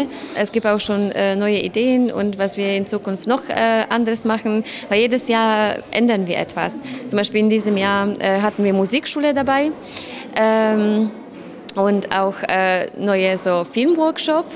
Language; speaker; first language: German; non-native, fluent; Polish